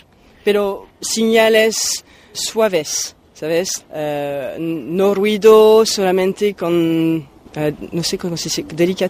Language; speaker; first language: Spanish; non-native, fluent; French